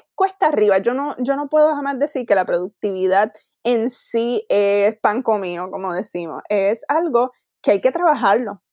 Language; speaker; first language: Spanish; native; Spanish